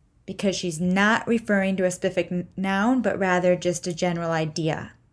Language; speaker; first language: English; native; English